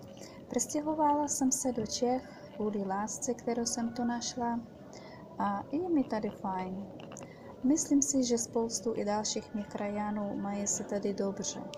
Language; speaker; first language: Czech; non-native, fluent; Ukrainian